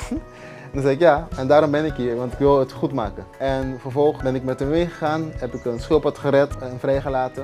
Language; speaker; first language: Dutch; non-native, local second language; Papiamento